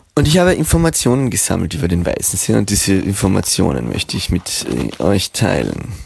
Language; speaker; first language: German; native; German